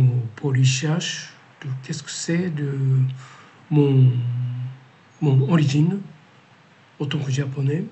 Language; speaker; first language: French; non-native, learner; Japanese